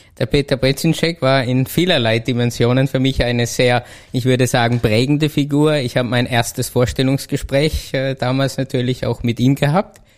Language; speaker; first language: German; native; German